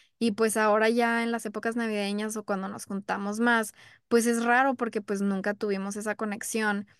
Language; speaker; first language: Spanish; early bilingual, heritage; Spanish